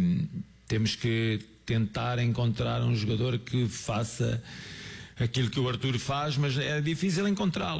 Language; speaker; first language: Portuguese; native; Portuguese